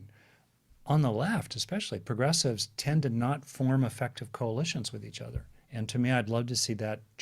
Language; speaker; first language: English; native; English